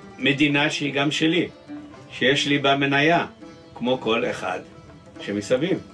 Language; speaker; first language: Hebrew; early bilingual, other home language; Arabic